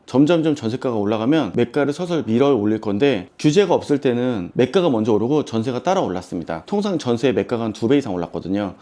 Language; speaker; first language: Korean; native; Korean